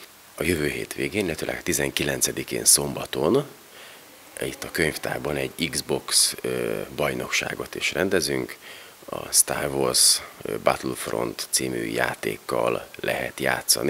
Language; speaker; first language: Hungarian; native; Hungarian